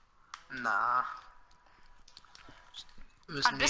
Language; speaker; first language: English; native; English